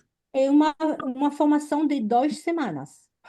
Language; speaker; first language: Portuguese; non-native, fluent; French